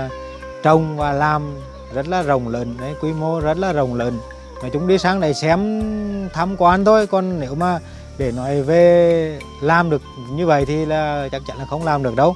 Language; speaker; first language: Vietnamese; native; Vietnamese